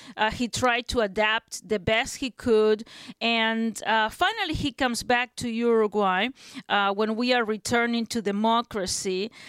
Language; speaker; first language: English; non-native, fluent; Spanish